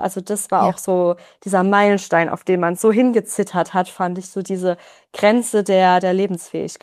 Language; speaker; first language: German; native; German